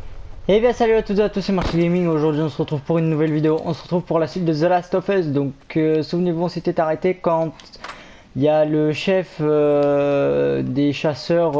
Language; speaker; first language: French; native; French